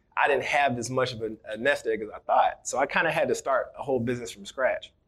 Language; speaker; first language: English; native; English